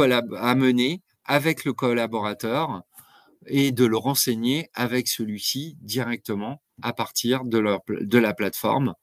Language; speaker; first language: French; native; French